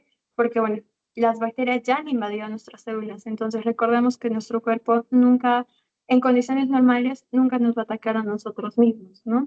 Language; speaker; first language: Spanish; native; Spanish